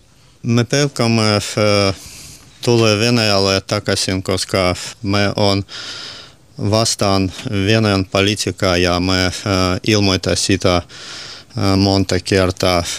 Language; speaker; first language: Finnish; non-native, learner; Russian